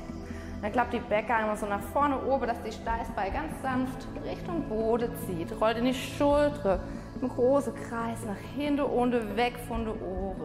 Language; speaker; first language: German; non-native, fluent; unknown